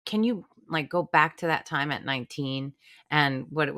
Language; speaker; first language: English; native; English